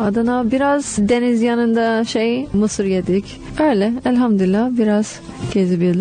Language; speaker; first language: Turkish; non-native, fluent; English